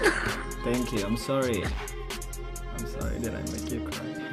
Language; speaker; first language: English; non-native, learner; Indonesian